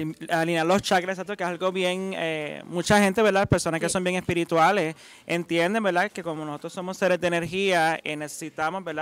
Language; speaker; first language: Spanish; native; Spanish